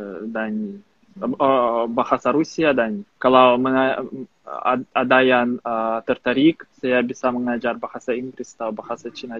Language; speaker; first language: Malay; non-native, fluent; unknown